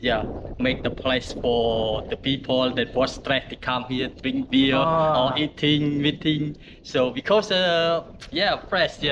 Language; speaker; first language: English; non-native, learner; Khmer